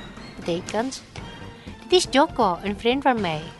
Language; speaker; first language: Dutch; non-native, learner; Indonesian